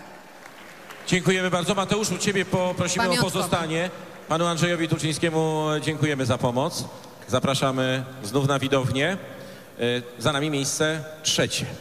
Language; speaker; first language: Polish; native; Polish